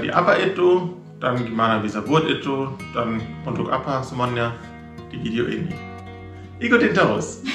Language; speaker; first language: Indonesian; non-native, learner; German